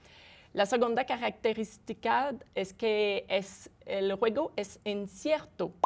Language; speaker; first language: Spanish; non-native, fluent; French